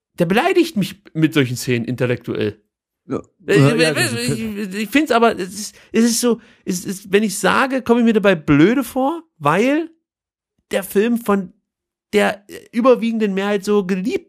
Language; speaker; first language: German; native; German